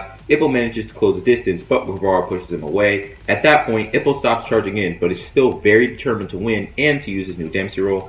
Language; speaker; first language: English; native; English